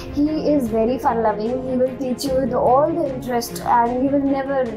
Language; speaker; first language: English; non-native, local second language; Hindi